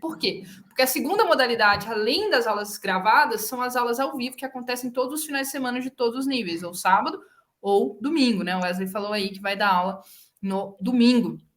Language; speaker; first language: Portuguese; native; Portuguese